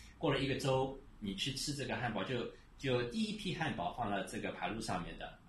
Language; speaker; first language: Chinese; early bilingual, heritage; Chinese